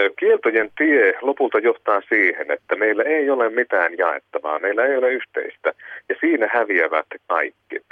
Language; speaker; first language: Finnish; native; Finnish